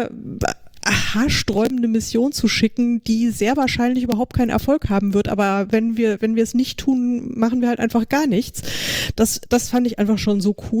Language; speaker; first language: German; native; German